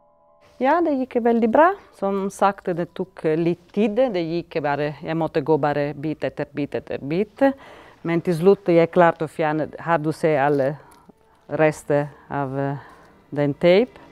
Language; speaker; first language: Norwegian; non-native, fluent; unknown